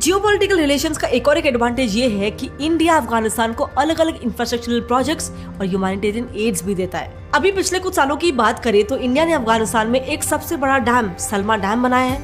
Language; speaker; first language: Hindi; native; Hindi